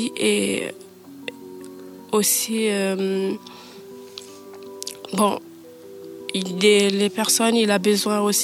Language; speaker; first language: French; non-native, learner; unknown